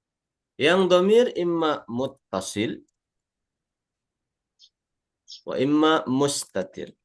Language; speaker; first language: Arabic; non-native, fluent; Indonesian